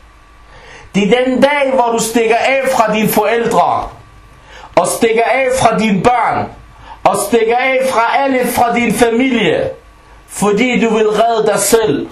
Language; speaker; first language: Danish; early bilingual, other home language; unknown